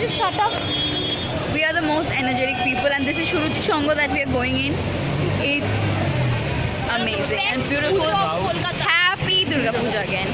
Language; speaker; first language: English; non-native, local second language; Bangla